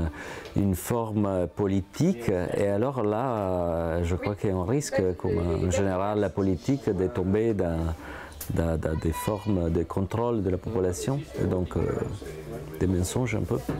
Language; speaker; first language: French; non-native, fluent; Italian